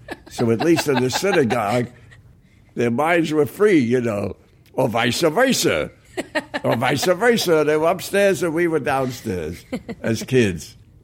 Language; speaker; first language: English; native; English